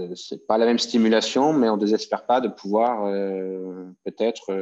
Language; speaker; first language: French; native; French